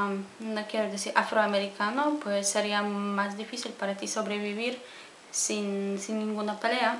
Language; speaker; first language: Spanish; non-native, fluent; Polish